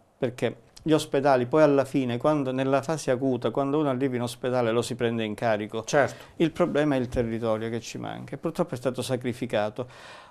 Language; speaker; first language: Italian; native; Italian